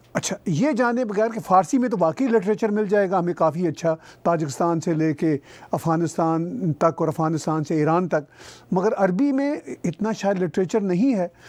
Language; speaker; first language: Urdu; non-native, local second language; Punjabi